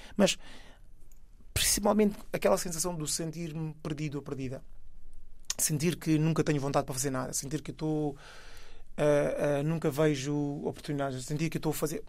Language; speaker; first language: Portuguese; early bilingual, other home language; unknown